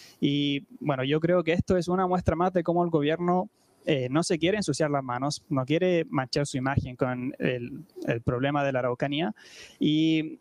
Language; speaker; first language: Spanish; native; Spanish